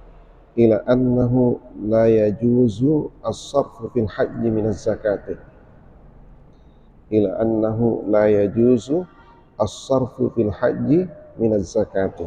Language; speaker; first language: Arabic; non-native, fluent; Indonesian